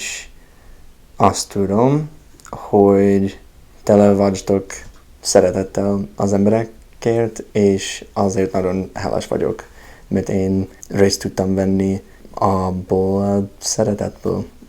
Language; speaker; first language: Hungarian; non-native, fluent; English